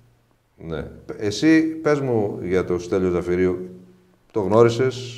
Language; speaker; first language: Greek; native; Greek